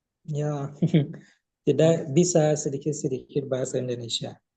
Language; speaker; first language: Indonesian; non-native, learner; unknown